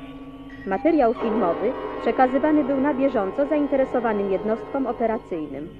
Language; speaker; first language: Polish; native; Polish